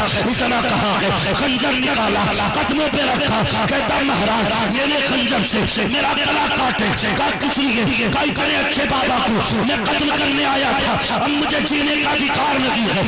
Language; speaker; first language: Hindi; native; Hindi